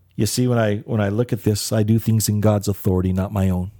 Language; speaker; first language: English; early bilingual, other home language; Filipino